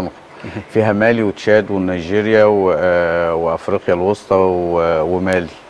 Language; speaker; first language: Arabic; native; Arabic